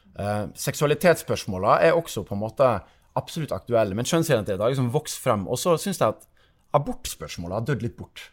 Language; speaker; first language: Norwegian; native; Norwegian